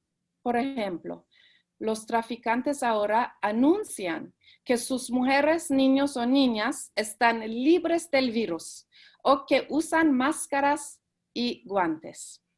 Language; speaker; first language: Spanish; early bilingual, heritage; Spanish